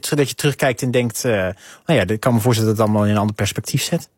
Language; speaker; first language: Dutch; native; Dutch